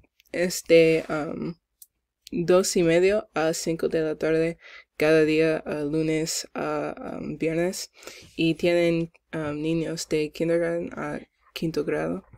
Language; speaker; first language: Spanish; non-native, learner; English